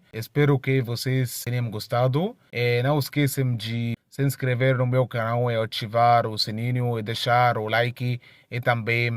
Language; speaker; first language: Portuguese; non-native, fluent; Arabic